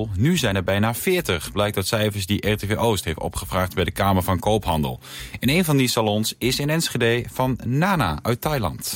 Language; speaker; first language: Dutch; native; Dutch